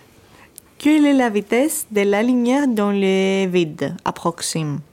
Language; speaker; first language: French; non-native, learner; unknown